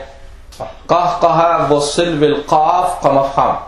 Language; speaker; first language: Danish; non-native, fluent; Arabic